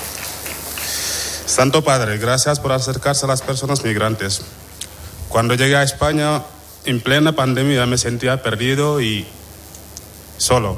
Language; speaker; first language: Spanish; non-native, fluent; Wolof